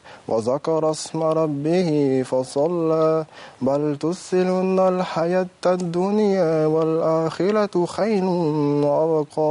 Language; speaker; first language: Arabic; non-native, learner; French